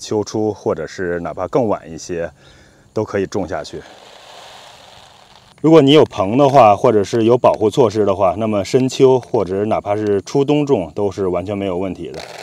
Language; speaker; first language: Chinese; native; Chinese